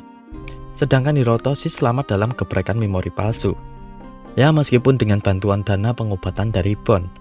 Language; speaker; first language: Indonesian; native; Indonesian